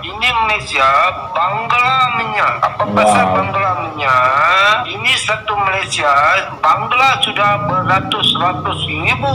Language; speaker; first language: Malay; non-native, local second language; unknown